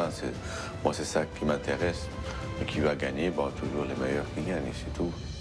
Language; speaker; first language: French; non-native, fluent; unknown